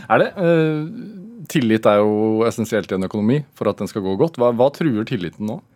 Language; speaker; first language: Norwegian; native; Norwegian